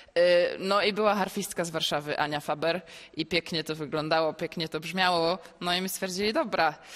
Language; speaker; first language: Polish; native; Polish